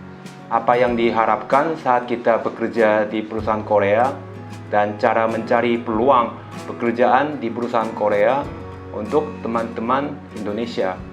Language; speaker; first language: Indonesian; non-native, fluent; Korean